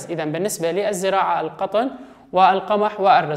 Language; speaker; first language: Arabic; non-native, local second language; Kurdish